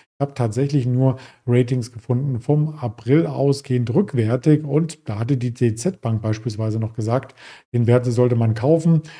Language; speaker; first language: German; native; German